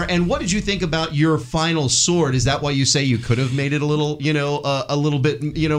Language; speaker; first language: English; native; English